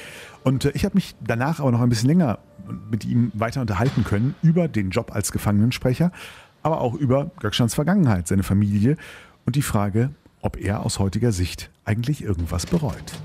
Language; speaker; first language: German; native; German